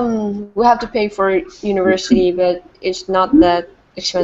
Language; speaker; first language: English; non-native, fluent; Vietnamese